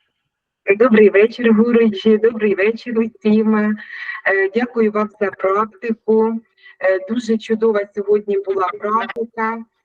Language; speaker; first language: Ukrainian; native; Ukrainian